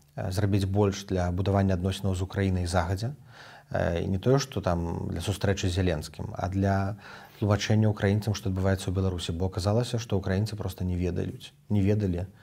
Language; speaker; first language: Belarusian; native; Belarusian